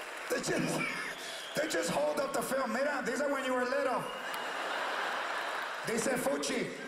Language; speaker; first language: English; early bilingual, other home language; Spanish